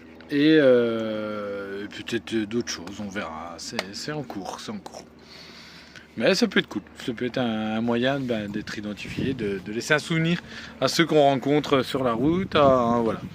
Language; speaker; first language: French; native; French